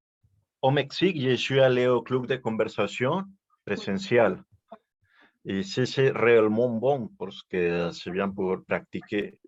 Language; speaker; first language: French; non-native, learner; Spanish